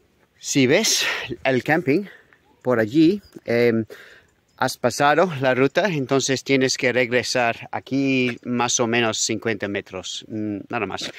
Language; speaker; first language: Spanish; non-native, learner; English